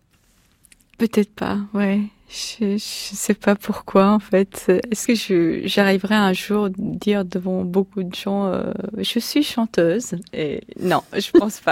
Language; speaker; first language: French; non-native, fluent; Korean